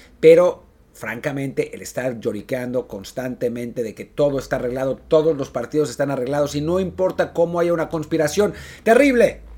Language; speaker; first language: Spanish; native; Spanish